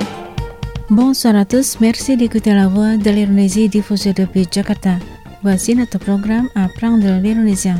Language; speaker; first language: French; non-native, fluent; Indonesian